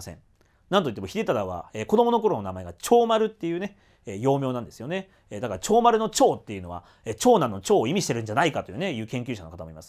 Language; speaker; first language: Japanese; native; Japanese